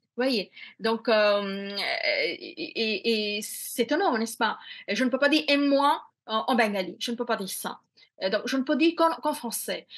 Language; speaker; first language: French; non-native, fluent; Bangla